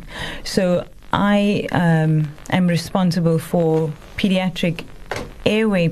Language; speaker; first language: English; native; English